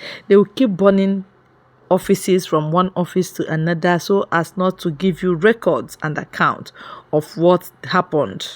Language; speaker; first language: English; non-native, local second language; Igbo